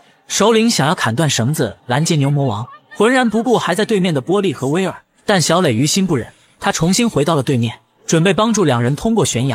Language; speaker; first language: Chinese; native; Chinese